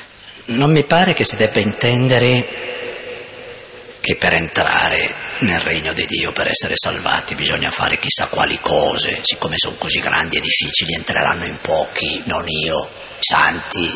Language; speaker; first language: Italian; native; Italian